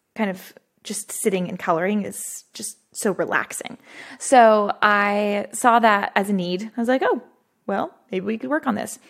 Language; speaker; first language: English; native; English